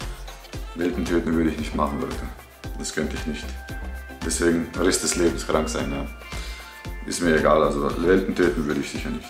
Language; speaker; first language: German; early bilingual, other home language; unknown